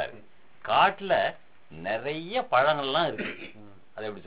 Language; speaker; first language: Tamil; native; Tamil